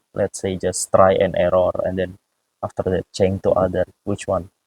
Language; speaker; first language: English; non-native, fluent; Indonesian